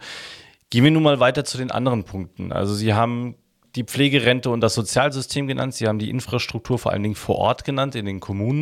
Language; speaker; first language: German; native; German